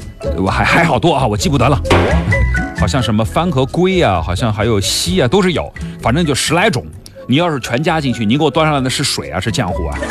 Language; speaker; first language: Chinese; native; Chinese